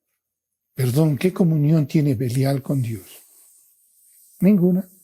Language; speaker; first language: Spanish; native; Spanish